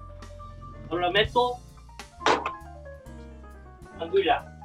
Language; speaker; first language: Italian; non-native, learner; Japanese